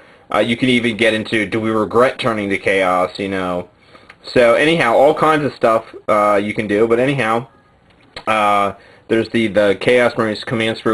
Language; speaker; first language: English; native; English